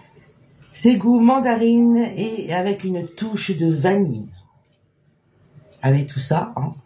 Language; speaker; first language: French; native; French